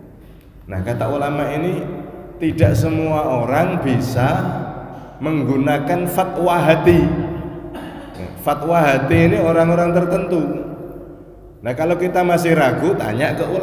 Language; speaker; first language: Indonesian; non-native, local second language; Javanese